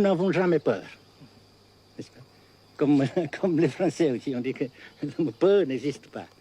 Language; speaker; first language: French; non-native, local second language; Vietnamese